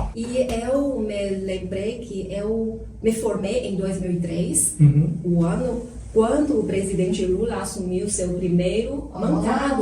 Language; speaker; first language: Portuguese; non-native, fluent; Chinese